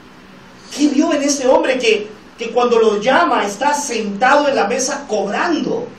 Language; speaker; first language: Spanish; native; Spanish